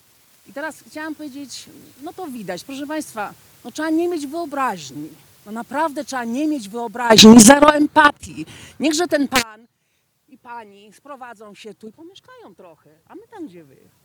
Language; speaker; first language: Polish; native; Polish